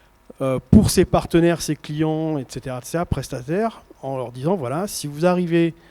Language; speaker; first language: French; native; French